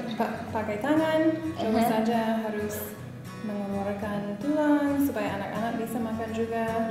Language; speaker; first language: Indonesian; non-native, fluent; English